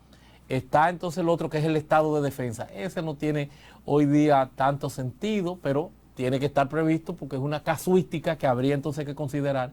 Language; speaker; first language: Spanish; native; Spanish